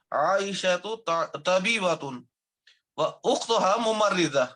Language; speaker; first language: Arabic; non-native, learner; Urdu